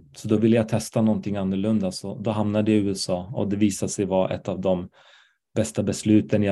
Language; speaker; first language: Swedish; early bilingual, other home language; Arabic